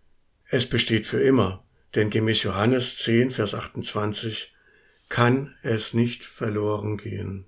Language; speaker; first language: German; native; German